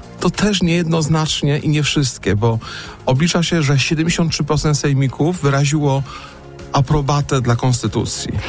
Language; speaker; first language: Polish; native; Polish